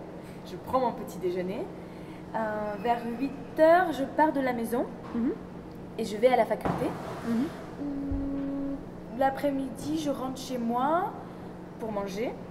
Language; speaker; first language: French; non-native, learner; Spanish